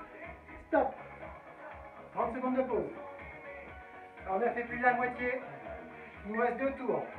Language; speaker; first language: French; native; French